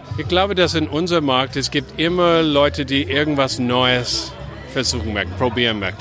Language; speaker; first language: German; non-native, fluent; English